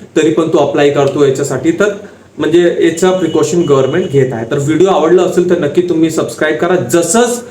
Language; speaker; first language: Marathi; non-native, local second language; Hindi